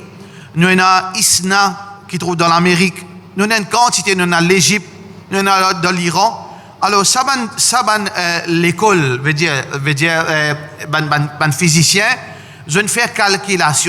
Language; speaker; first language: French; non-native, learner; Morisyen